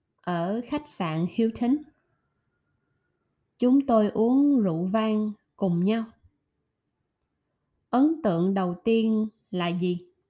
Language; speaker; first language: Vietnamese; non-native, learner; German